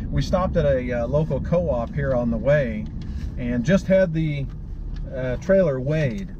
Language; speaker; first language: English; native; English